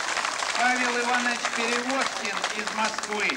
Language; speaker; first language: Russian; native; Russian